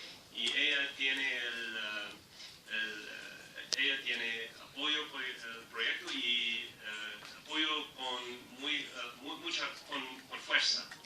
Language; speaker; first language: Spanish; non-native, learner; English